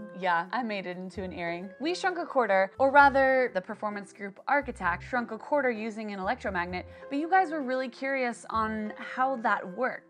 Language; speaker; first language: English; native; English